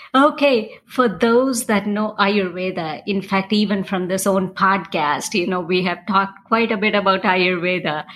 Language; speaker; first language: English; non-native, local second language; Tamil